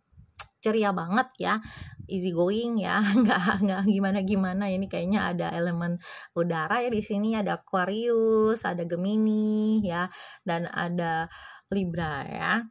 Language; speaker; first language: Indonesian; native; Indonesian